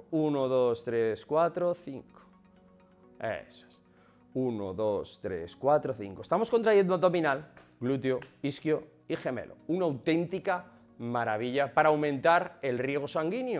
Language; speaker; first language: Spanish; native; Spanish